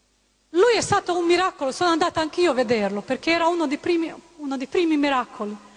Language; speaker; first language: Italian; non-native, fluent; Croatian